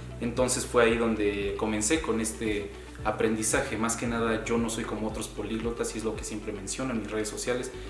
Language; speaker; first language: Spanish; native; Spanish